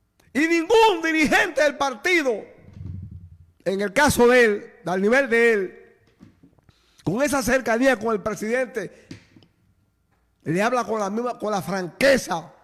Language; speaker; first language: Spanish; native; Spanish